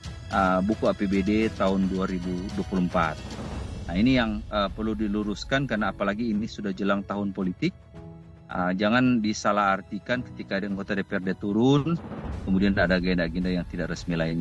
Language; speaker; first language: Indonesian; non-native, local second language; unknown